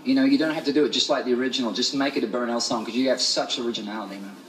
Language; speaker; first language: English; native; English